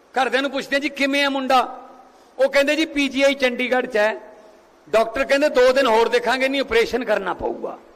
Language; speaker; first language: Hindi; non-native, local second language; Punjabi